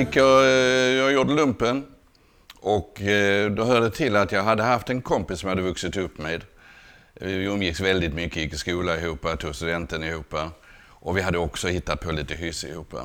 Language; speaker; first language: Swedish; native; Swedish